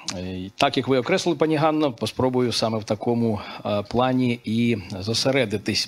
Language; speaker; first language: Ukrainian; native; Ukrainian